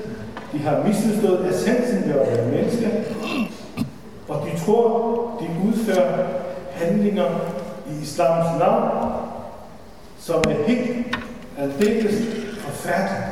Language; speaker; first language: Danish; non-native, fluent; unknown